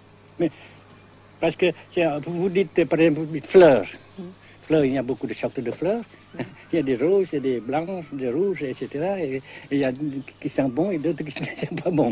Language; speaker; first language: French; non-native, fluent; Vietnamese